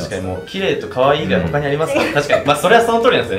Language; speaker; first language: Japanese; native; Japanese